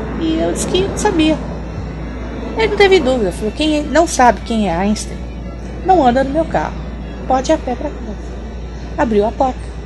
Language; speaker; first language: Portuguese; early bilingual, other home language; German